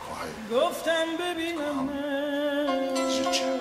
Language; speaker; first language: Polish; early bilingual, heritage; English